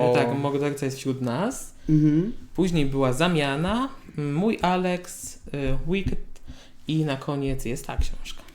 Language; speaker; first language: Polish; native; Polish